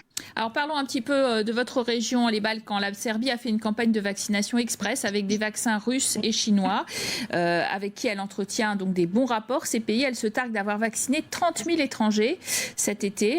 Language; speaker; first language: French; native; French